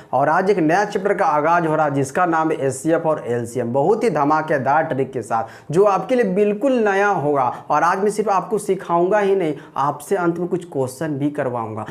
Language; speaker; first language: Hindi; native; Hindi